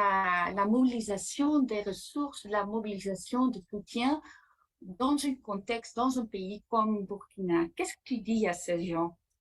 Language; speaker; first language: French; non-native, fluent; Dutch